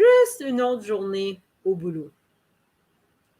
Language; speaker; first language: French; non-native, learner; English